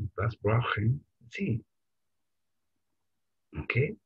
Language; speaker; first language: German; non-native, fluent; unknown